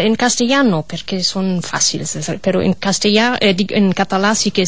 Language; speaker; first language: Catalan; non-native, fluent; German